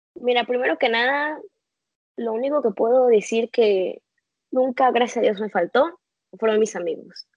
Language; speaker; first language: Spanish; native; Spanish